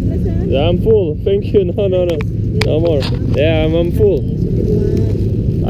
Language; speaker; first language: English; non-native, learner; Lithuanian